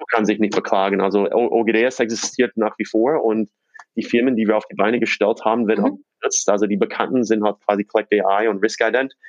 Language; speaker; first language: German; non-native, fluent; English